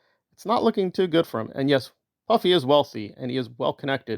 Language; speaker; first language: English; native; English